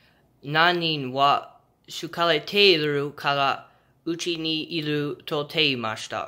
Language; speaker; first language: Japanese; non-native, learner; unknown